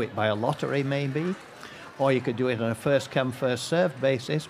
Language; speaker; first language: English; native; English